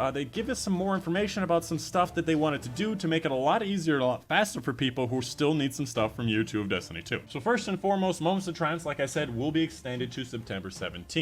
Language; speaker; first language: English; native; English